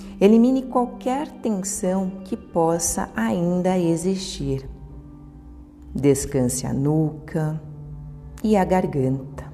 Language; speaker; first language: Portuguese; native; Portuguese